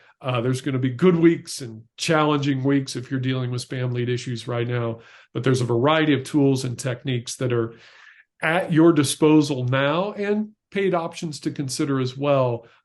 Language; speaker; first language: English; native; English